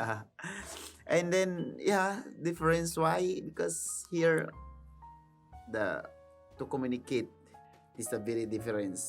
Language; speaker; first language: English; non-native, learner; Filipino